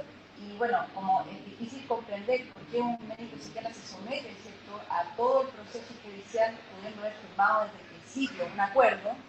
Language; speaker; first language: Spanish; native; Spanish